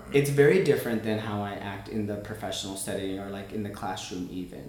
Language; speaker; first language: English; early bilingual, other home language; Spanish